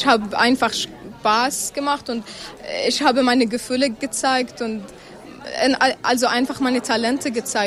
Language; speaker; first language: German; non-native, fluent; Arabic